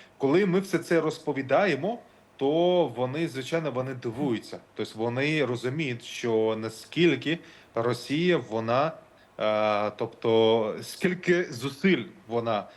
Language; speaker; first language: Ukrainian; non-native, local second language; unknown